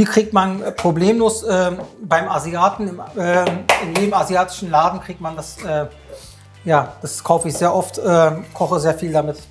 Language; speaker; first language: German; native; German